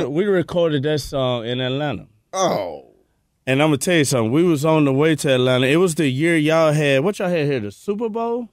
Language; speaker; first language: English; native; English